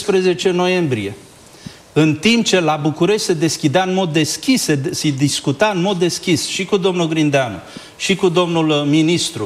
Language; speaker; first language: Romanian; native; Romanian